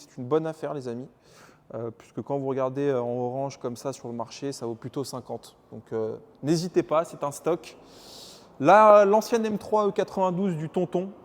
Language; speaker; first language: French; native; French